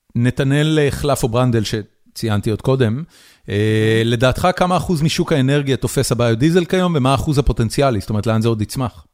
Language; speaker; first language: Hebrew; native; Hebrew